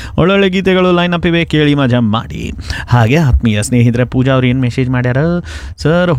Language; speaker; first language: Kannada; non-native, local second language; Konkani